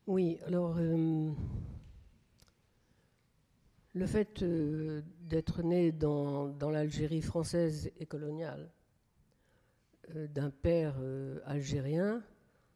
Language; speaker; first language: French; native; French